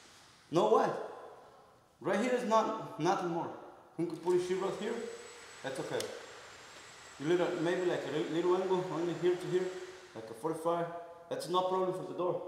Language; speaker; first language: English; non-native, learner; Spanish